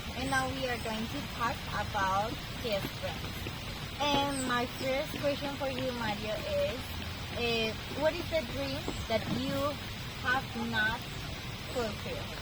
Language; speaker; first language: English; non-native, learner; Spanish